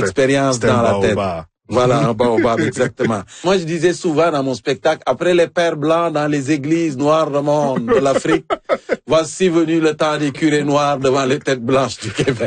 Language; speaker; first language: French; non-native, local second language; Wolof